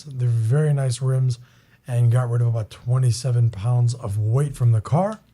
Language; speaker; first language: English; native; English